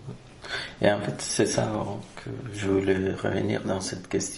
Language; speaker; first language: French; non-native, fluent; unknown